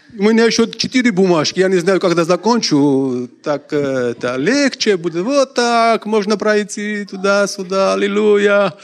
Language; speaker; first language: Russian; non-native, local second language; Georgian